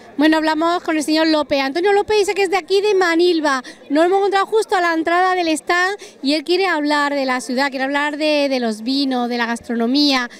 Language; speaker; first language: Spanish; native; Spanish